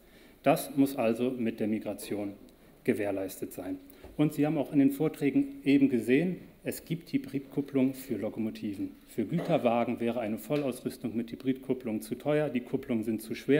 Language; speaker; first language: German; native; German